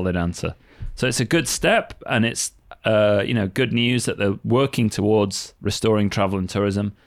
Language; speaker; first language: English; native; English